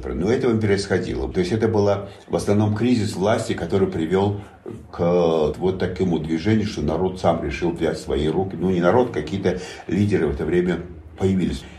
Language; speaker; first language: Russian; non-native, local second language; Tajik